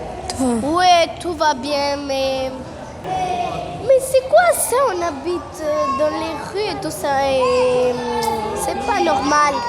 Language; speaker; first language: French; non-native, learner; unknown